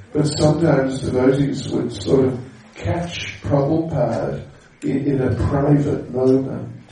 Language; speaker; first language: English; native; English